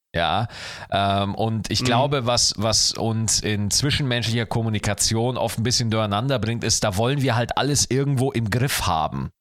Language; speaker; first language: German; native; German